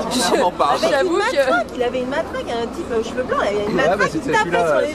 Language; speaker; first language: French; native; French